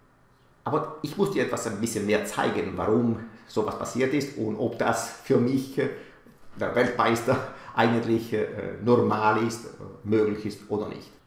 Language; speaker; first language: German; non-native, fluent; Italian